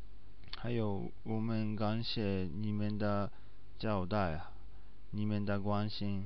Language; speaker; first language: Chinese; non-native, learner; Japanese